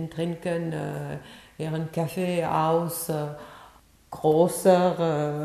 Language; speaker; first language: German; non-native, learner; French